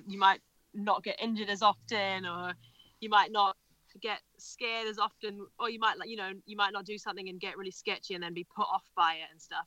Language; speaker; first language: English; native; English